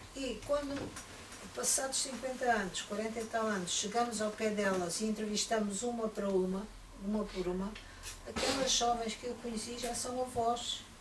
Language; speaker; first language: Portuguese; native; Portuguese